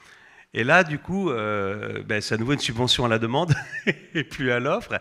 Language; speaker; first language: French; native; French